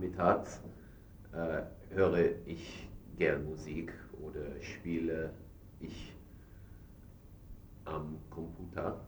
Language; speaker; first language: German; non-native, learner; English